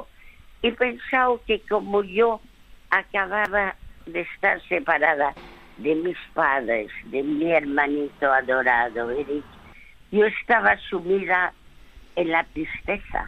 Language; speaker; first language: Spanish; early bilingual, other home language; French